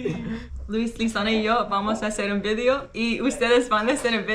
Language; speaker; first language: Spanish; non-native, learner; English